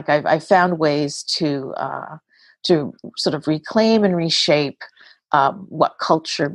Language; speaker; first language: English; native; English